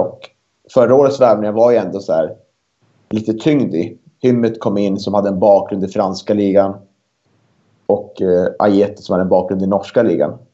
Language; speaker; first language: Swedish; native; Swedish